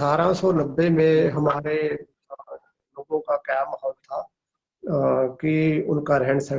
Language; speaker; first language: Hindi; non-native, local second language; Punjabi